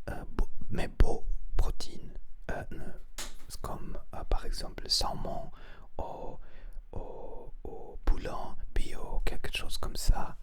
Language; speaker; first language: French; non-native, learner; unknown